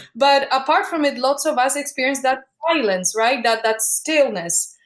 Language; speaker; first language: English; non-native, fluent; Polish